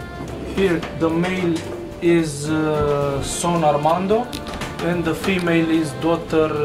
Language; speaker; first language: English; non-native, fluent; Romanian